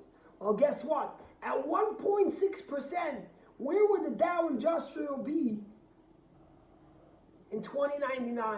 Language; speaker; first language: English; native; English